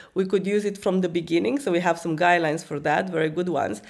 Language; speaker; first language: English; non-native, fluent; Romanian